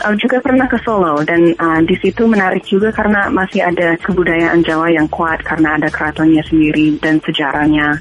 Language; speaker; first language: Indonesian; non-native, fluent; English